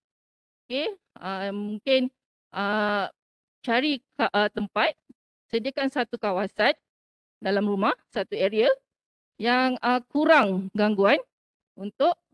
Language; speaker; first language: Malay; native; Malay